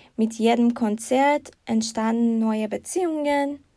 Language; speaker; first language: German; non-native, learner; Persian